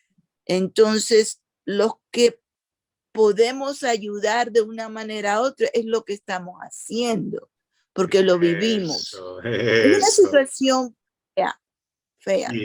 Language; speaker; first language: Spanish; early bilingual, other home language; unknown